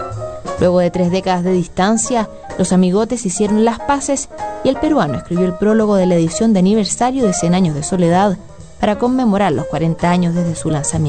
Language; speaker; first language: Spanish; native; Spanish